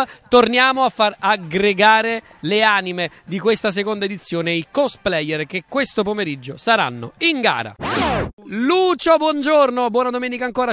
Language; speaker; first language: Italian; native; Italian